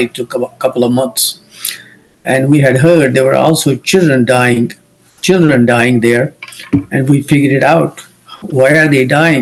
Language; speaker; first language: English; non-native, local second language; Kashmiri